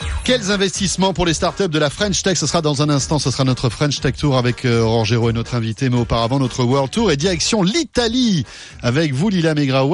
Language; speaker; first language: French; native; French